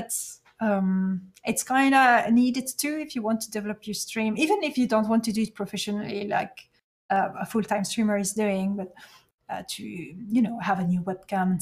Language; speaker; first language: English; non-native, fluent; French